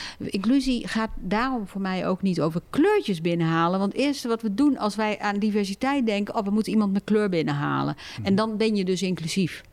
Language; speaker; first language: Dutch; early bilingual, other home language; Turkish